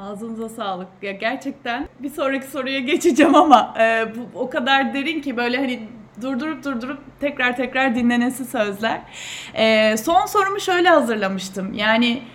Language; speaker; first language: Turkish; native; Turkish